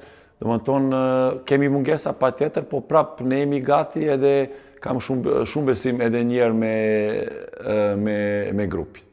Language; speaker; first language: Albanian; non-native, fluent; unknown